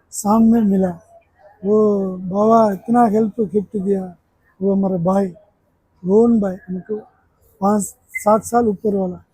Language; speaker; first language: Hindi; non-native, local second language; Tamil